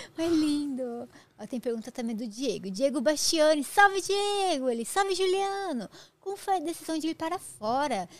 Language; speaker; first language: Portuguese; native; Portuguese